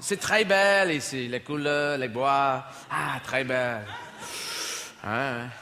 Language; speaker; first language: French; non-native, learner; English